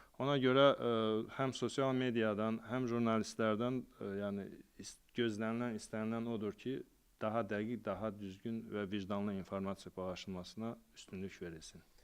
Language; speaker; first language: Azerbaijani; non-native, local second language; Avaric